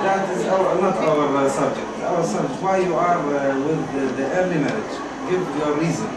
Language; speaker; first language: English; non-native, fluent; Arabic